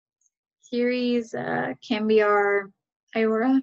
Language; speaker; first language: Spanish; non-native, learner; English